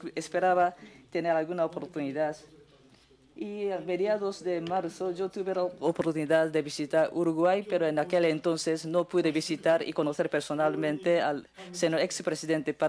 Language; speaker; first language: Spanish; non-native, fluent; Japanese